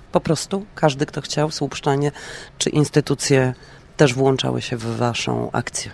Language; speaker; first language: Polish; native; Polish